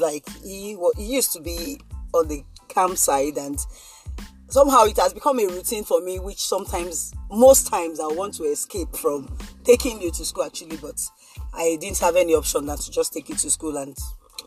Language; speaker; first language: English; non-native, local second language; Yoruba